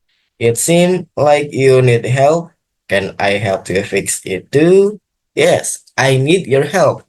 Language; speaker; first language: English; non-native, learner; Indonesian